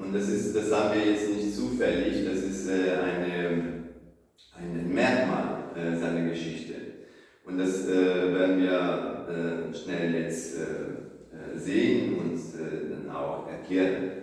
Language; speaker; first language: German; non-native, fluent; Italian